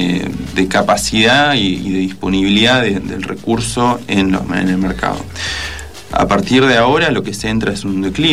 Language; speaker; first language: Spanish; native; Spanish